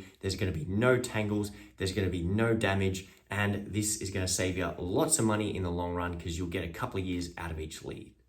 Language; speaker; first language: English; native; English